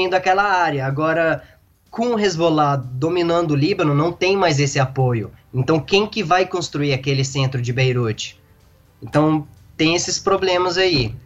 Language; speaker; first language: Portuguese; non-native, fluent; Arabic